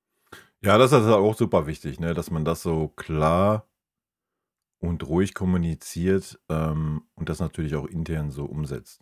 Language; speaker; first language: German; native; German